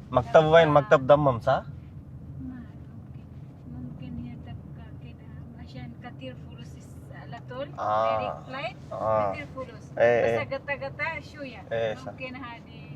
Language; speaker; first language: Arabic; non-native, learner; Telugu